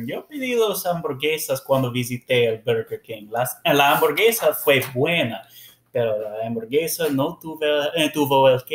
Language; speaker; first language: Spanish; non-native, learner; English